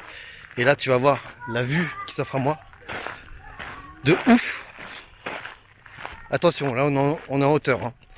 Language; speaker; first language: French; native; French